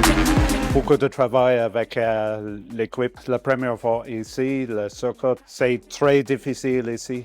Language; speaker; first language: French; non-native, learner; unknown